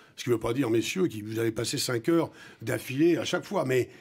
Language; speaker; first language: French; native; French